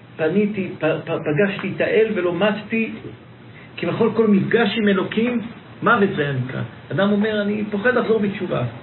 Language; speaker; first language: Hebrew; native; Hebrew